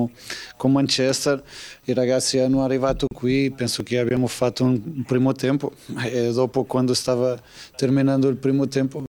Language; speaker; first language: Italian; non-native, fluent; Portuguese